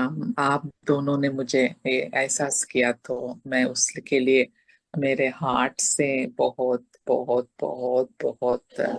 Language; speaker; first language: Hindi; non-native, local second language; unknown